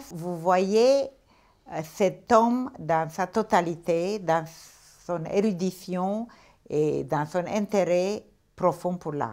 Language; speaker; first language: French; non-native, fluent; Portuguese